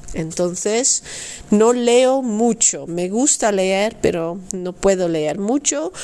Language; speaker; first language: Spanish; non-native, fluent; Dutch